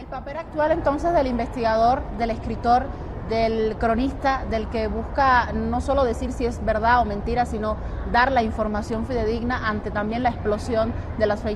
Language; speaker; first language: Spanish; native; Spanish